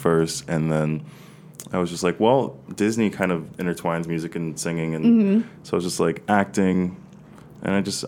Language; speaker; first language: English; native; English